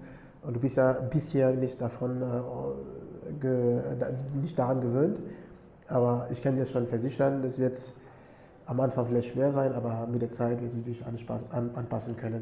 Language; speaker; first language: German; non-native, fluent; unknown